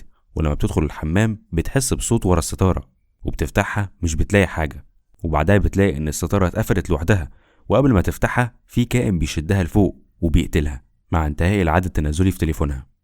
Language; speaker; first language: Arabic; native; Arabic